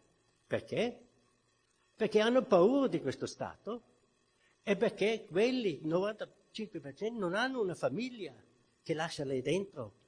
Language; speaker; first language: Italian; non-native, fluent; German